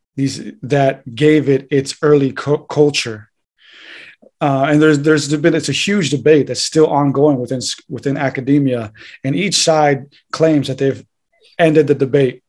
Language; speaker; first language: English; native; English